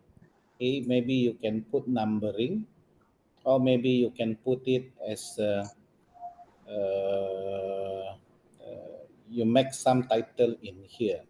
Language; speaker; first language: English; non-native, local second language; Malay